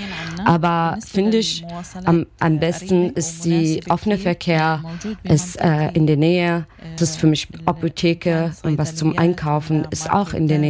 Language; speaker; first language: German; non-native, learner; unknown